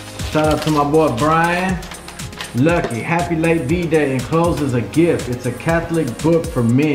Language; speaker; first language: English; native; English